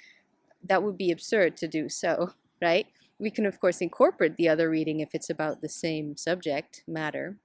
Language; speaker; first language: English; non-native, fluent; Dutch